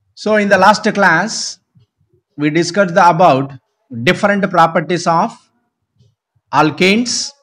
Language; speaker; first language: English; non-native, local second language; Telugu